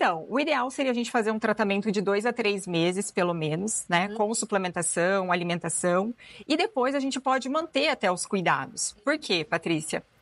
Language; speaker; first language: Portuguese; native; Portuguese